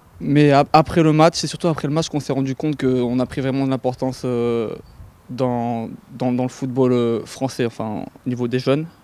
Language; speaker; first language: French; native; French